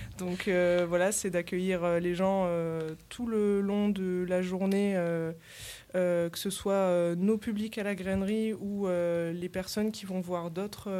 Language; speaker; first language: French; native; French